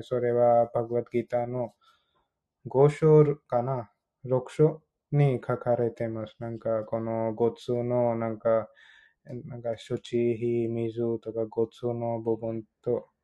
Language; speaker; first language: Japanese; non-native, learner; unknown